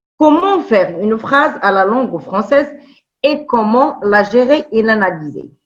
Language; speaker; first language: French; non-native, local second language; Arabic